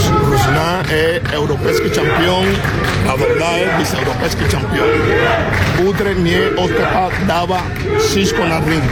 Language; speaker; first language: Bulgarian; non-native, learner; Spanish